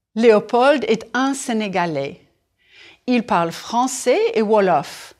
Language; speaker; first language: French; non-native, fluent; English